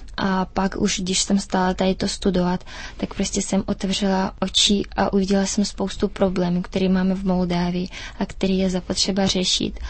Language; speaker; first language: Czech; early bilingual, heritage; Czech